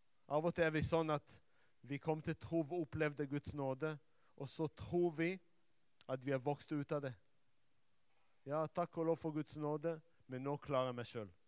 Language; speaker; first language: Norwegian; non-native, fluent; Hebrew